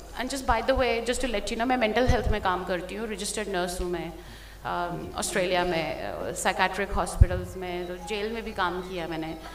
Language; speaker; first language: Hindi; native; Hindi